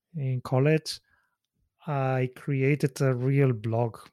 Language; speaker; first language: English; non-native, fluent; Spanish